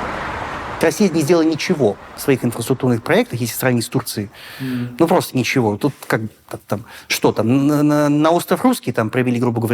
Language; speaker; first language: Russian; native; Russian